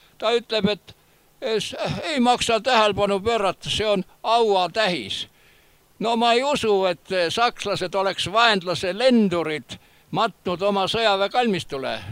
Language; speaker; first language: Estonian; native; Estonian